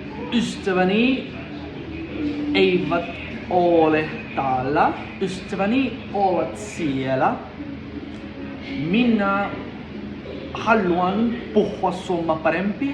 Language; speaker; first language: Finnish; non-native, learner; Spanish